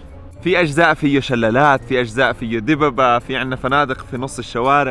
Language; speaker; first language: Arabic; native; Arabic